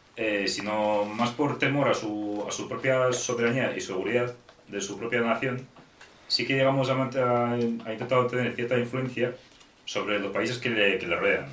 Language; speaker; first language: Spanish; non-native, fluent; Ukrainian